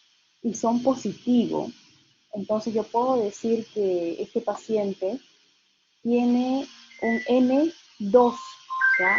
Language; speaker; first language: Spanish; native; Spanish